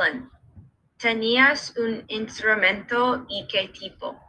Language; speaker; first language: Spanish; non-native, learner; English